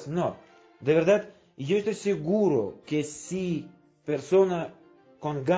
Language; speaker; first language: Spanish; non-native, fluent; Russian